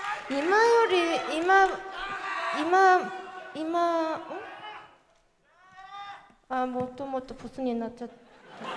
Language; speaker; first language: Japanese; non-native, learner; Korean